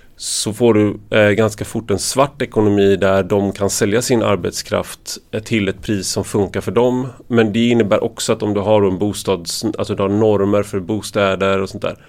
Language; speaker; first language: Swedish; native; Swedish